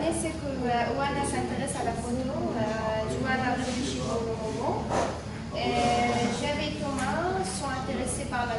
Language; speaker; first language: French; non-native, learner; Arabic